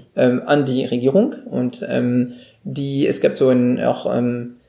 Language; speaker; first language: German; non-native, fluent; French